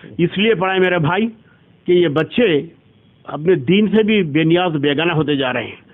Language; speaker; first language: Urdu; native; Urdu